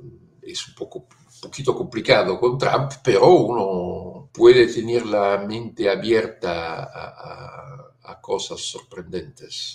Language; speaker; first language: Spanish; non-native, fluent; Italian